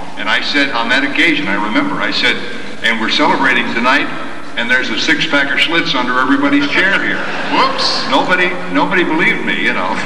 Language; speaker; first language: English; native; English